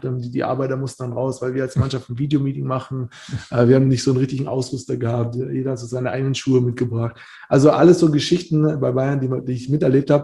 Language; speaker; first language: German; native; German